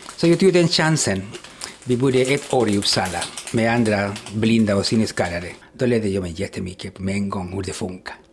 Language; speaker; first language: Swedish; non-native, fluent; Spanish